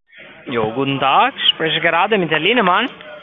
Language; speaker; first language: German; non-native, learner; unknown